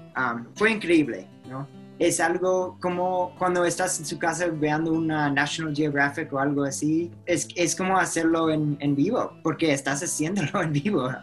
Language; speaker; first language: Spanish; non-native, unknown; English